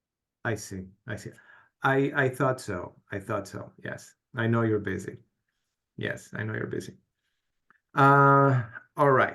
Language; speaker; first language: English; non-native, fluent; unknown